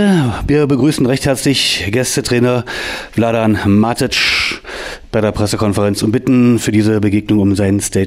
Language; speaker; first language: German; native; German